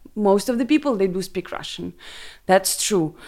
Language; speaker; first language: English; non-native, fluent; Ukrainian